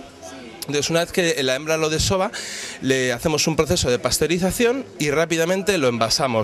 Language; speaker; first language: Spanish; native; Spanish